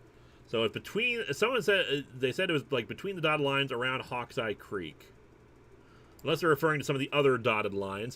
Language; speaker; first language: English; native; English